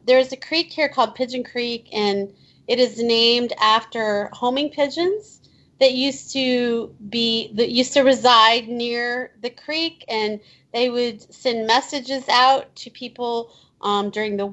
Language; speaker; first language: English; native; English